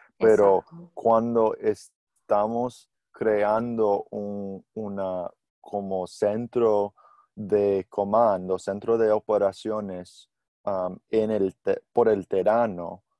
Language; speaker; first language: Spanish; non-native, learner; English